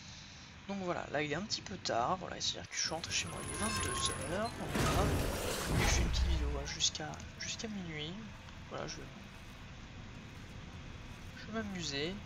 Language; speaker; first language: French; native; French